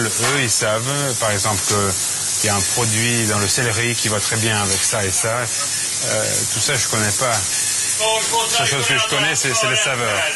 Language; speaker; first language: French; non-native, fluent; Swedish